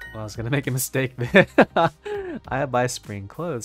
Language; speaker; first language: English; native; English